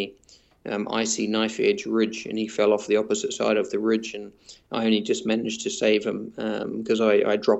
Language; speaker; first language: English; native; English